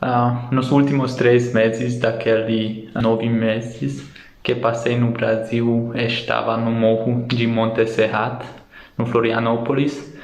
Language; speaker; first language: Portuguese; non-native, learner; Hungarian